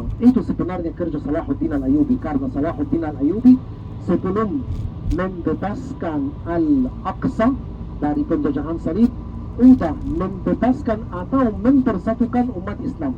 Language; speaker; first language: Indonesian; non-native, fluent; Arabic